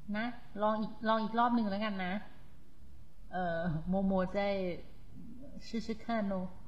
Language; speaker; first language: Thai; native; Thai